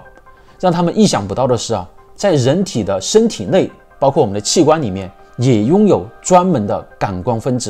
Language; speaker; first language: Chinese; native; Chinese